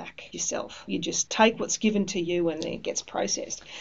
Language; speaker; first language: English; early bilingual, other home language; Greek